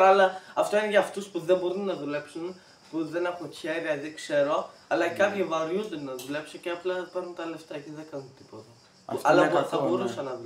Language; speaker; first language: Greek; early bilingual, heritage; Greek